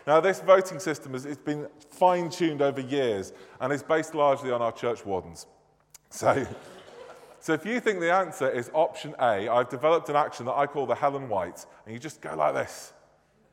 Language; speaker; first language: English; native; English